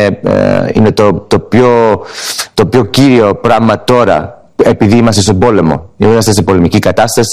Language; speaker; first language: Greek; early bilingual, heritage; English